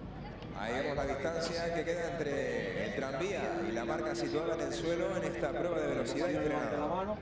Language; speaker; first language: Spanish; native; Spanish